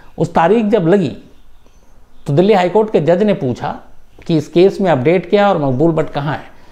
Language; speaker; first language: Hindi; native; Hindi